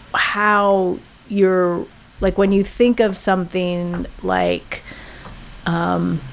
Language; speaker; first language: English; native; English